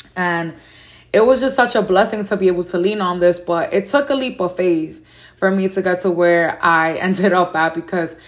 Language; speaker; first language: English; native; English